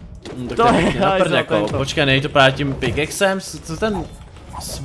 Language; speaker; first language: Czech; native; Czech